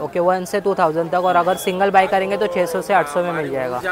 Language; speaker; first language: Hindi; non-native, local second language; Marathi